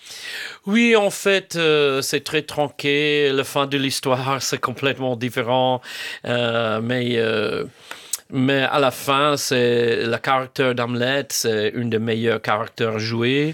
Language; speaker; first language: French; non-native, fluent; English